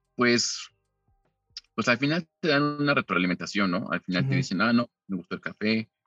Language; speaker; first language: Spanish; native; Spanish